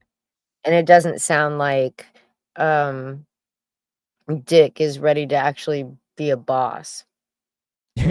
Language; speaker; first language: English; native; English